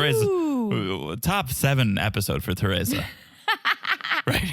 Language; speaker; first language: English; native; English